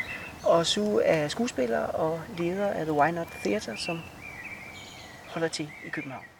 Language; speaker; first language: Danish; native; Danish